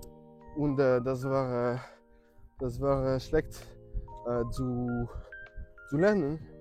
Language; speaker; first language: German; non-native, learner; French